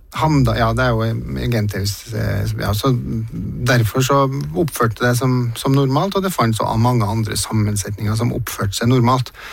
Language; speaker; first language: Norwegian; native; Norwegian